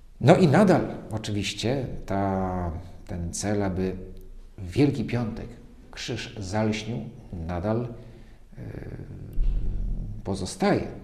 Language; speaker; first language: Polish; native; Polish